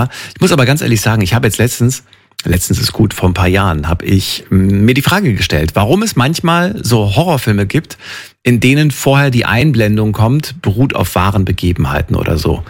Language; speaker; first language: German; native; German